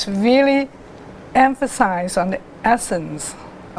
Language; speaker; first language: English; non-native, local second language; Cantonese